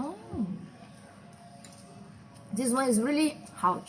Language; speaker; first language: English; non-native, fluent; Portuguese